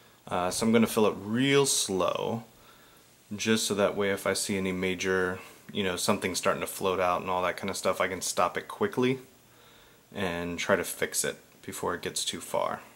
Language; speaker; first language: English; native; English